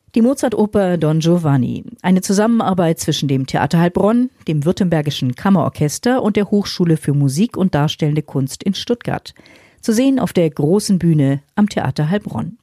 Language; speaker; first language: German; native; German